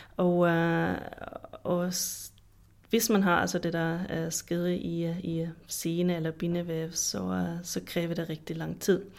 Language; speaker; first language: Danish; non-native, fluent; German